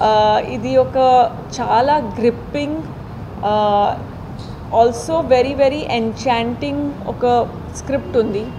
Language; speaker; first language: Telugu; non-native, learner; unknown